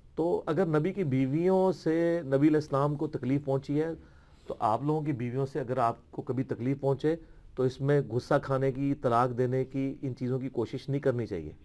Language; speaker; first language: Urdu; non-native, local second language; Punjabi